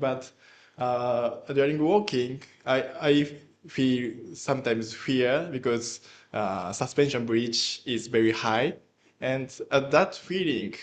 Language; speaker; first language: English; non-native, learner; Japanese